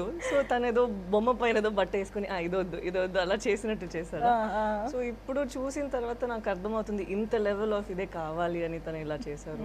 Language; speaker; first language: Telugu; non-native, fluent; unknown